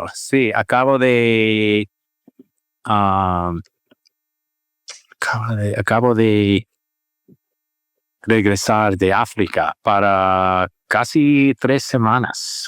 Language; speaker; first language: Spanish; non-native, learner; English